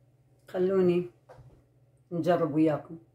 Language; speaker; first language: Arabic; native; Arabic